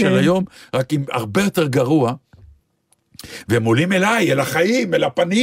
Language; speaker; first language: Hebrew; native; Hebrew